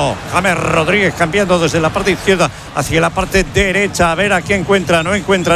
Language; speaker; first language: Spanish; native; Spanish